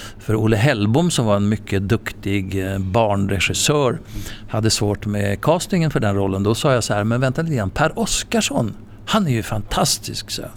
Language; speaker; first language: Swedish; native; Swedish